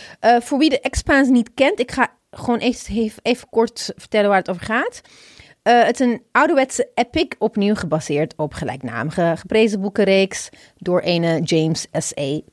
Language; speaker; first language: Dutch; non-native, fluent; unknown